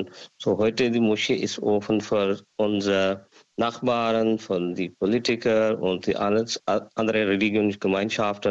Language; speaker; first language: German; non-native, learner; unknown